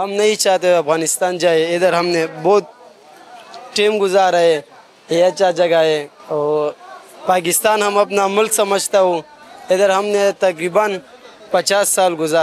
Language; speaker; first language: Hindi; non-native, local second language; Pashto